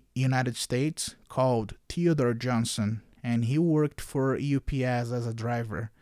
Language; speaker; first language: English; non-native, fluent; Portuguese